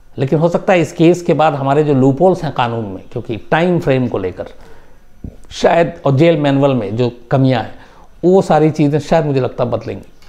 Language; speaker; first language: Hindi; native; Hindi